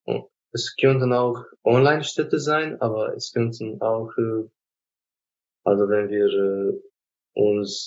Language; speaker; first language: German; non-native, fluent; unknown